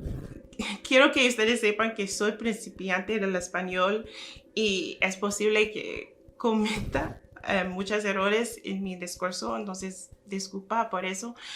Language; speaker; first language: Spanish; non-native, fluent; English